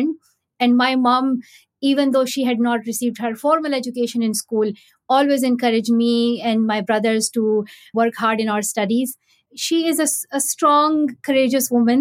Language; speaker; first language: English; non-native, local second language; Pashto